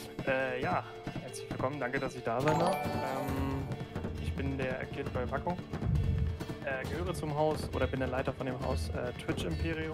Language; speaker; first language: German; native; German